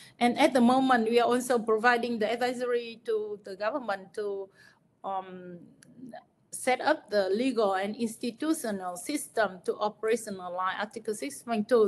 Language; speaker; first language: English; non-native, fluent; Vietnamese